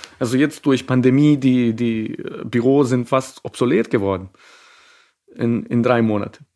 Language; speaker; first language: German; non-native, fluent; Serbian